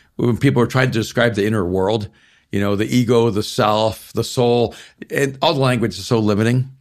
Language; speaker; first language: English; early bilingual, other home language; Spanish